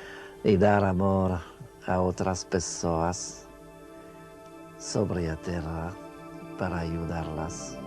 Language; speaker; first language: Portuguese; non-native, fluent; French